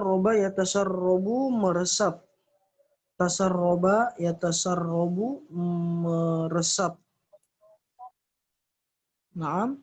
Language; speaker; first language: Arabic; non-native, fluent; Indonesian